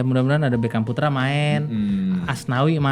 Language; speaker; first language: Indonesian; native; Indonesian